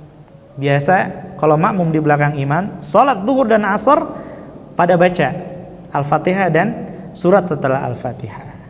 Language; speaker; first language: Indonesian; native; Indonesian